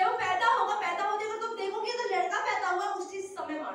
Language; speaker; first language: Hindi; native; Hindi